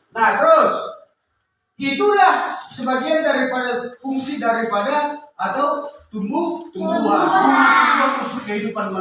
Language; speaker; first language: Indonesian; native; Indonesian